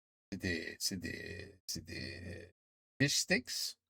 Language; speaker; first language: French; non-native, learner; English